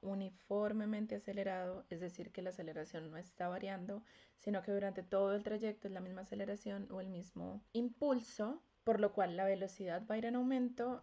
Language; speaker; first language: Spanish; native; Spanish